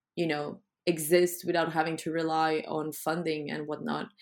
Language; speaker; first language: English; non-native, fluent; Portuguese